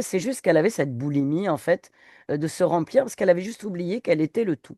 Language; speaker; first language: French; native; French